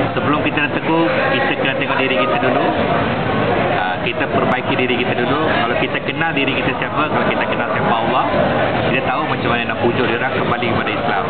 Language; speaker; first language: Malay; non-native, local second language; Tamil